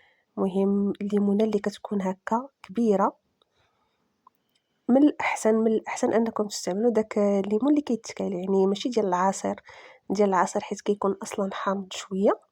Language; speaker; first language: Arabic; native; Arabic